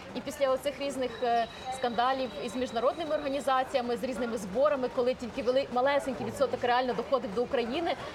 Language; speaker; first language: Ukrainian; native; Ukrainian